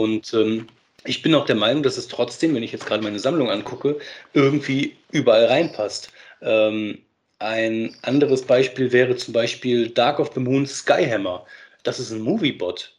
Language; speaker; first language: German; native; German